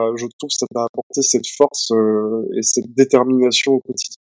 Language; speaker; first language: French; native; French